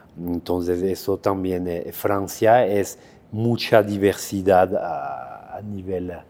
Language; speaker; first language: Spanish; non-native, fluent; French